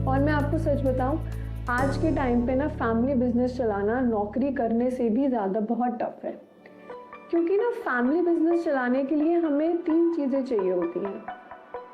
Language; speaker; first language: Hindi; native; Hindi